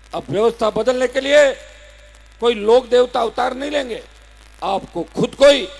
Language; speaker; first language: Hindi; native; Hindi